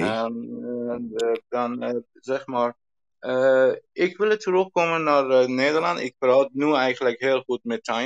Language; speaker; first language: Dutch; non-native, learner; Persian